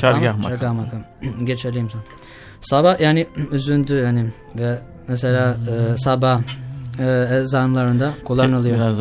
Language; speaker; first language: Turkish; non-native, learner; Albanian